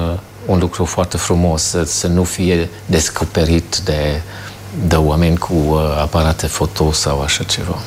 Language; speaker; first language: Romanian; non-native, fluent; German